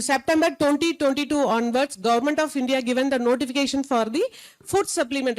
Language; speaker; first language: English; non-native, local second language; Tamil